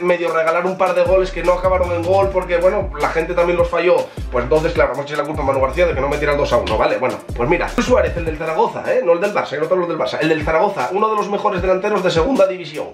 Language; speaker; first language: Spanish; native; Spanish